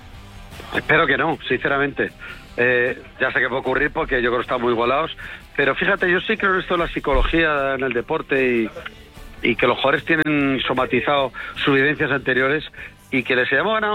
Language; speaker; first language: Spanish; native; Spanish